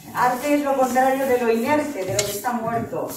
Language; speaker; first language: Spanish; native; Spanish